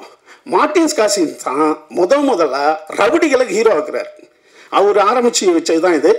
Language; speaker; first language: Tamil; native; Tamil